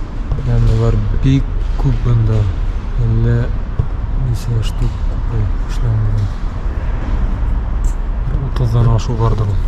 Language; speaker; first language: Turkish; non-native, learner; Bashkir